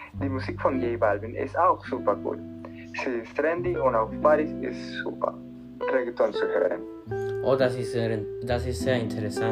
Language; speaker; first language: German; non-native, learner; Spanish